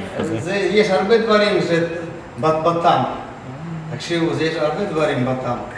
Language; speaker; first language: Hebrew; non-native, fluent; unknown